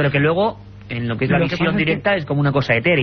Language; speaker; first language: Spanish; native; Spanish